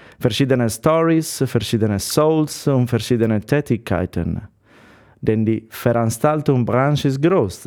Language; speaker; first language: German; non-native, fluent; Italian